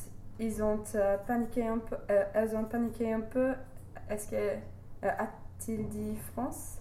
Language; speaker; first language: French; non-native, learner; English